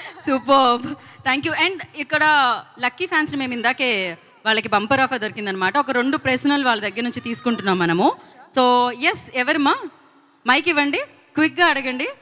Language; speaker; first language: Telugu; native; Telugu